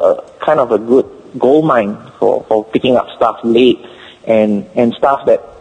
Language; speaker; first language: English; native; English